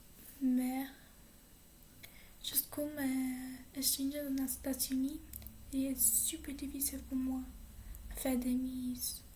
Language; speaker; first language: French; non-native, learner; English